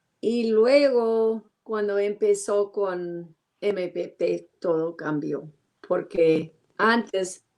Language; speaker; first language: Spanish; non-native, learner; English